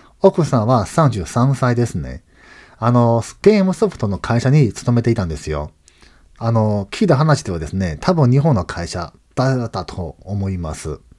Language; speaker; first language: Japanese; non-native, fluent; Chinese